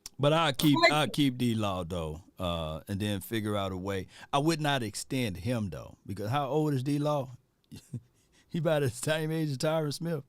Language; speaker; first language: English; native; English